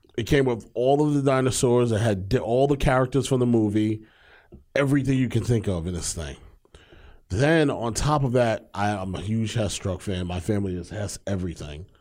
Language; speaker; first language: English; native; English